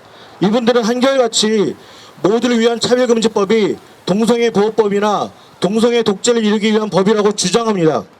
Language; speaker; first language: Korean; native; Korean